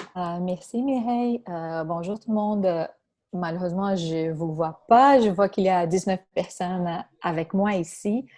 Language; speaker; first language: French; non-native, fluent; Portuguese